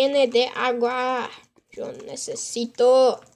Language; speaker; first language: Spanish; non-native, learner; English